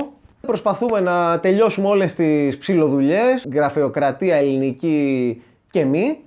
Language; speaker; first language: Greek; native; Greek